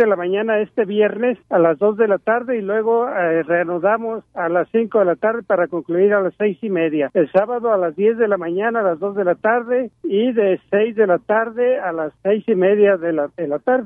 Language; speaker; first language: Spanish; native; Spanish